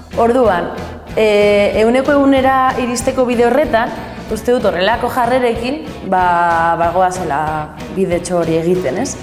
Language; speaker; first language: Basque; non-native, local second language; Spanish